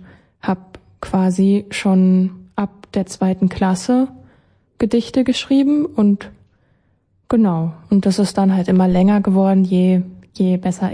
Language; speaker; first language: German; native; German